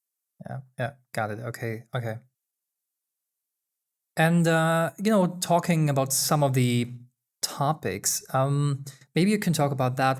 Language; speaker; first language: English; non-native, fluent; German